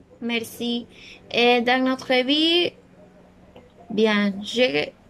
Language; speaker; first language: French; non-native, learner; Spanish